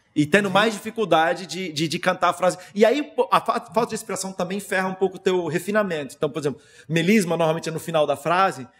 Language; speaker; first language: Portuguese; non-native, fluent; German